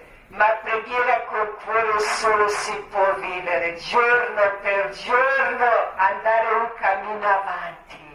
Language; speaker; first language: Italian; non-native, learner; Croatian